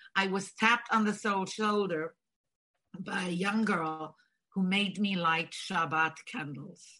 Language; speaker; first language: English; non-native, fluent; Bulgarian